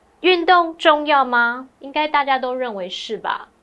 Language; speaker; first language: Chinese; native; Chinese